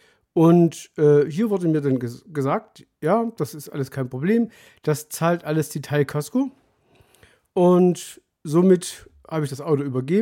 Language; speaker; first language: German; native; German